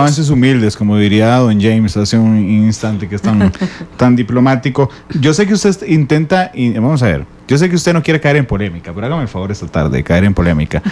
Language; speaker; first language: Spanish; native; Spanish